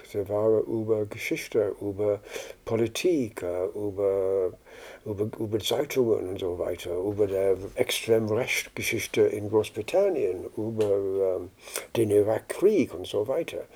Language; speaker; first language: German; non-native, learner; English